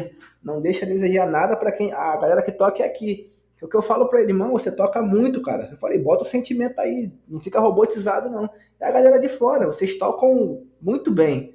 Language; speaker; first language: Portuguese; native; Portuguese